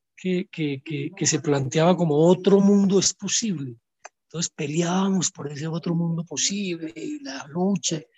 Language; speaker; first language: Spanish; native; Spanish